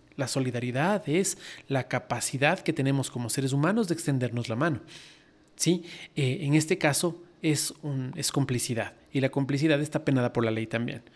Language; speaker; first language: Spanish; native; Spanish